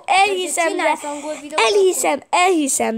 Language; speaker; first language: Hungarian; early bilingual, heritage; Hungarian